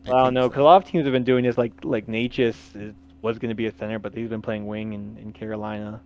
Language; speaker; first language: English; native; English